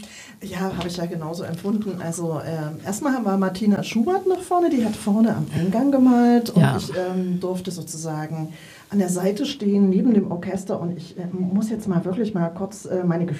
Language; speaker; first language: German; native; German